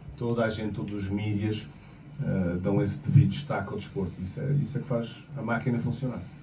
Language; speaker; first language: Portuguese; native; Portuguese